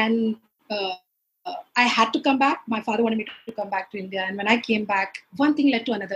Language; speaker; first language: English; non-native, local second language; Punjabi